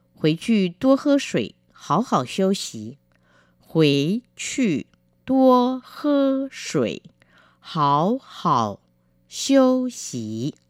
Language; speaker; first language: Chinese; non-native, fluent; Vietnamese